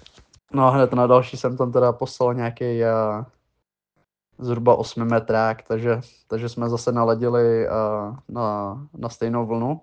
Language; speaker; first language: Czech; native; Czech